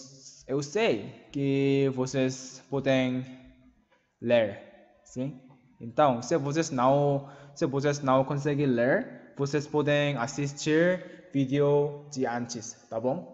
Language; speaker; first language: Portuguese; non-native, learner; Korean